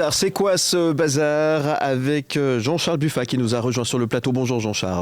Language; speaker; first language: French; native; French